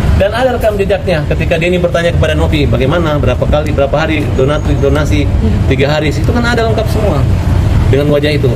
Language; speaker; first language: Indonesian; native; Indonesian